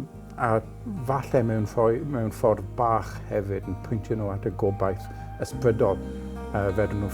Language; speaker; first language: Welsh; non-native, local second language; English